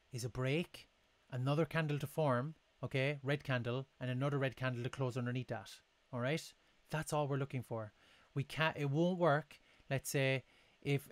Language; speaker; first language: English; native; English